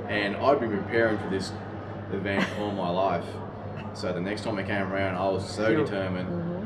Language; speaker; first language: English; native; English